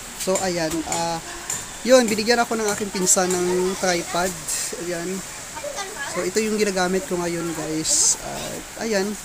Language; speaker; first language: Filipino; non-native, local second language; Kinaray-a